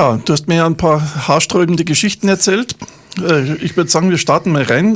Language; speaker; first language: German; native; German